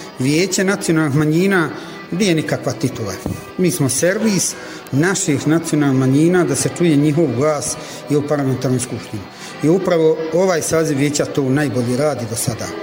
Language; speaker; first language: Bosnian; non-native, local second language; Italian